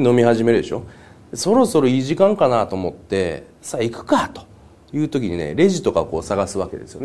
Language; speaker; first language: Japanese; native; Japanese